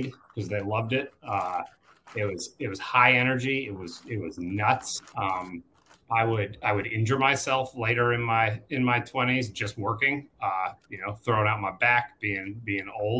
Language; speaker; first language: English; native; English